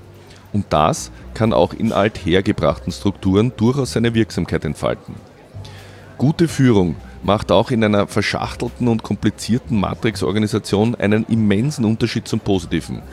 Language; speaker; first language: German; native; German